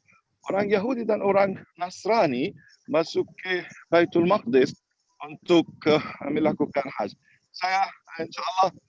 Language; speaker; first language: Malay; non-native, fluent; Arabic